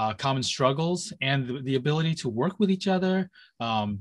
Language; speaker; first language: English; native; English